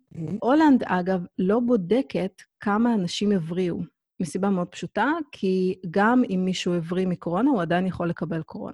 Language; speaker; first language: Hebrew; native; Hebrew